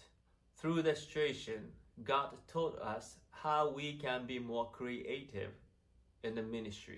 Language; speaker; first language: English; non-native, fluent; Japanese